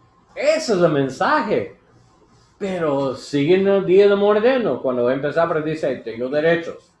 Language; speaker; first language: Spanish; non-native, learner; English